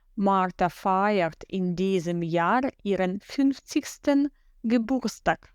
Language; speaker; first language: German; non-native, fluent; Ukrainian